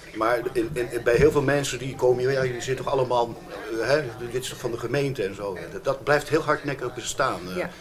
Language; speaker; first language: Dutch; native; Dutch